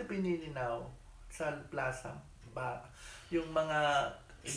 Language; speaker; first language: English; non-native, local second language; Iloko